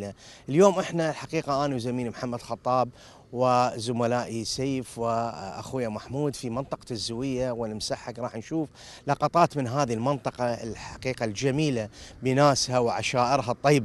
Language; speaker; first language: Arabic; native; Arabic